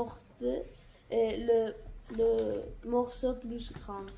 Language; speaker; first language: French; non-native, learner; Catalan